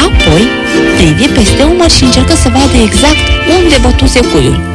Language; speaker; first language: Romanian; native; Romanian